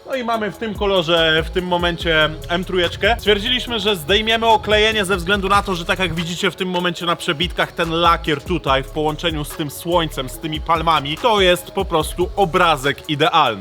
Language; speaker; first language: Polish; native; Polish